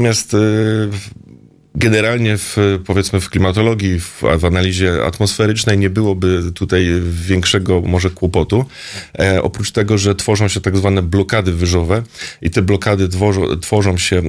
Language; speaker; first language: Polish; native; Polish